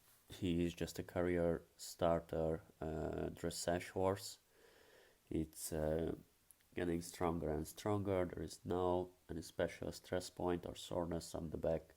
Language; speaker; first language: English; non-native, fluent; Hungarian